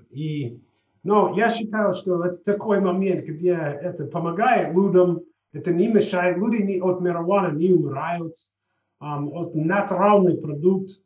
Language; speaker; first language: Russian; non-native, fluent; English